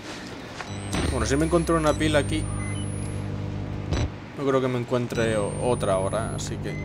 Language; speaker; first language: Spanish; native; Spanish